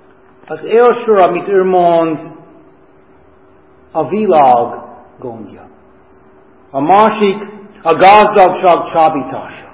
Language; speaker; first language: Hungarian; non-native, learner; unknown